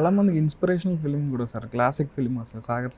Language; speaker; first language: Telugu; native; Telugu